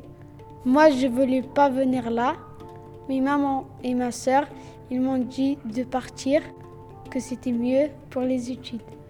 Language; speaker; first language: French; non-native, learner; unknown